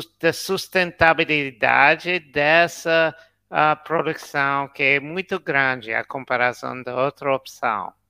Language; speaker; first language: Portuguese; non-native, learner; English